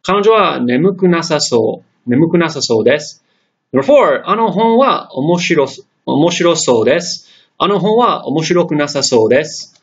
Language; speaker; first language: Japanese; non-native, fluent; English